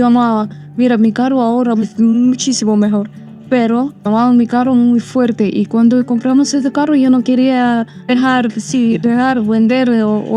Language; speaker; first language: Spanish; non-native, learner; Armenian